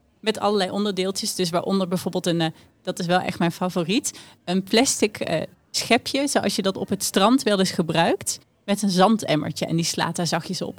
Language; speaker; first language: Dutch; native; Dutch